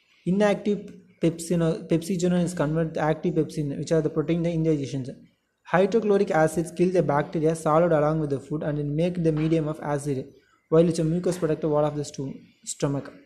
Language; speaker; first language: English; non-native, local second language; Tamil